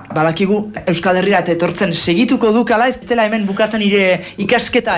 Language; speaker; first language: Basque; native; Basque